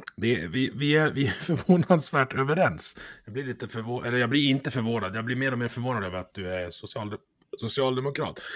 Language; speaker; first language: Swedish; native; Swedish